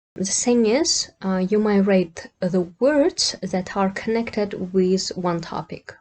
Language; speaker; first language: English; non-native, fluent; Kazakh